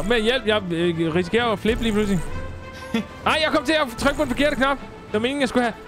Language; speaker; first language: Danish; native; Danish